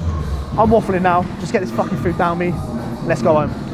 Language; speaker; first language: English; native; English